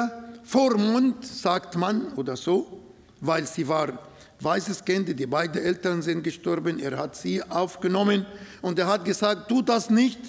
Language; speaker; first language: German; non-native, fluent; Arabic